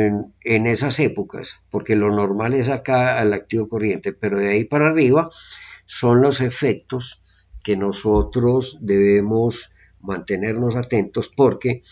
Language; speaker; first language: Spanish; native; Spanish